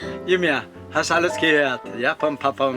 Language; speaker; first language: German; non-native, learner; Korean